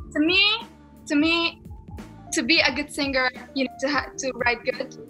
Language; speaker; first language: English; non-native, fluent; Arabic